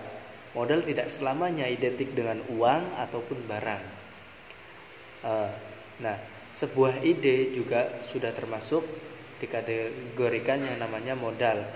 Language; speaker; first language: Indonesian; native; Indonesian